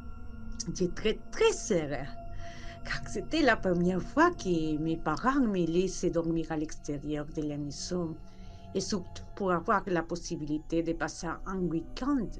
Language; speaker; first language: French; non-native, learner; Spanish